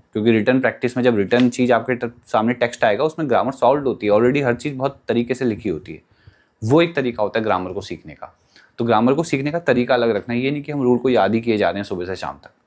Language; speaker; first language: Hindi; native; Hindi